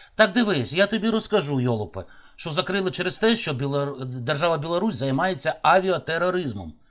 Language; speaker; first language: Ukrainian; native; Ukrainian